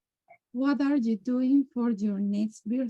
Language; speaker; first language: English; non-native, learner; Spanish